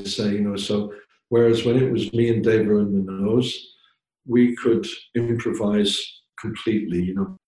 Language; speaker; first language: English; native; English